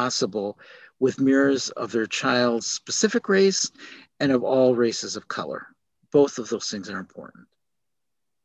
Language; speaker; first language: English; native; English